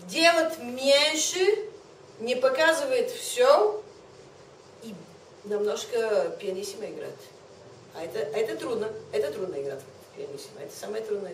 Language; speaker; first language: Russian; non-native, fluent; Bulgarian